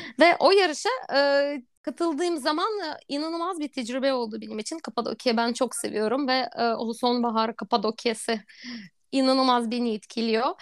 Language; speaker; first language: Turkish; non-native, fluent; Russian